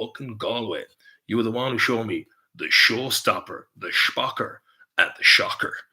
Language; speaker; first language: English; native; English